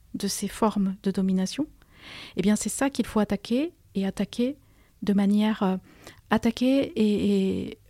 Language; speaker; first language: French; non-native, fluent; Spanish